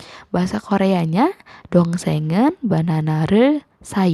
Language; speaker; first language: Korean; non-native, fluent; Indonesian